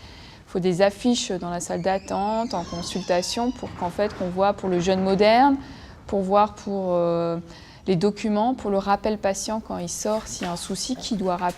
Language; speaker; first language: French; native; French